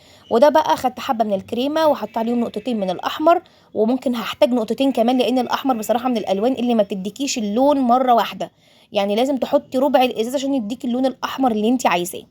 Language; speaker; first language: Arabic; native; Arabic